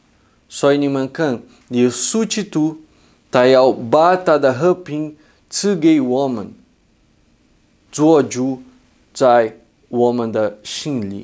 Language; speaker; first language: Chinese; non-native, fluent; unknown